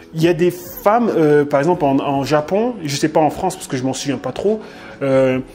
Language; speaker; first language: French; native; French